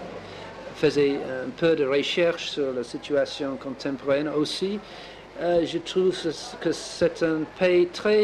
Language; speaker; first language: French; non-native, learner; English